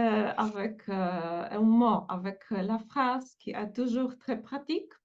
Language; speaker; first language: French; non-native, fluent; Polish